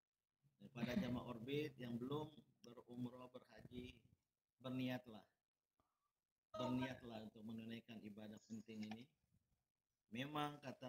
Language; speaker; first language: Indonesian; native; Indonesian